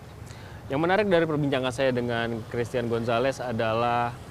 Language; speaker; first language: Indonesian; native; Indonesian